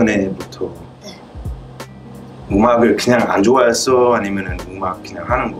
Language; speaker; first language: Korean; early bilingual, heritage; Korean